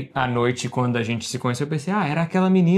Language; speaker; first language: Portuguese; native; Portuguese